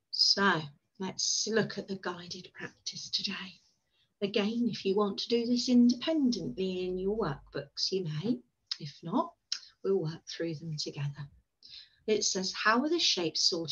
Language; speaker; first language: English; native; English